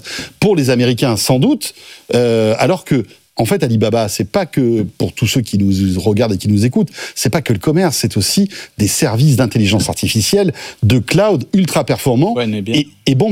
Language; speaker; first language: French; native; French